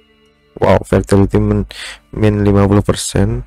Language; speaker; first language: English; non-native, learner; Indonesian